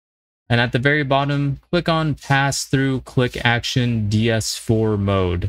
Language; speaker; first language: English; native; English